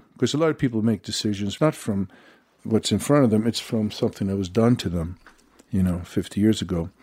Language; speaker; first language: English; non-native, fluent; Swedish